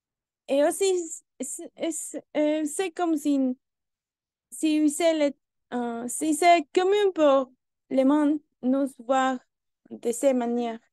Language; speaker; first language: French; non-native, learner; Spanish